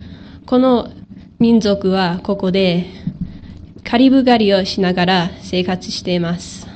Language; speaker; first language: Japanese; non-native, learner; English